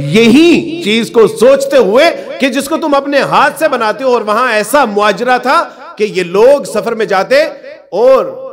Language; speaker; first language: Urdu; non-native, local second language; Punjabi